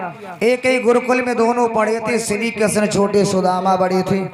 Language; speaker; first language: Hindi; native; Hindi